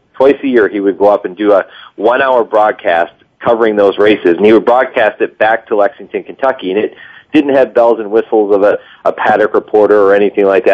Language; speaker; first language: English; native; English